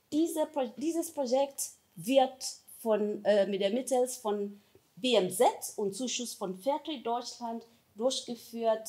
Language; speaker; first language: German; non-native, fluent; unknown